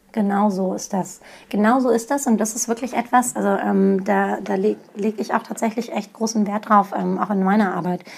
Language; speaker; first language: German; native; German